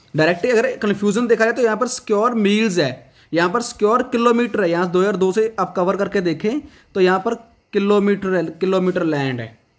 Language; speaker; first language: Hindi; non-native, local second language; Punjabi